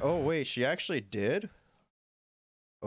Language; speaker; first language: English; native; English